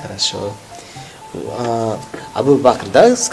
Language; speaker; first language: Russian; non-native, local second language; Tajik